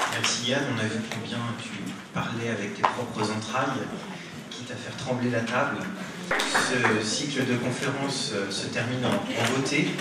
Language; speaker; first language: French; native; French